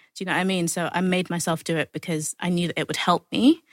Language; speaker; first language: English; native; English